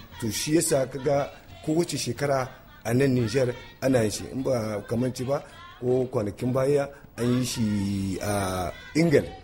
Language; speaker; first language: Hausa; native; Hausa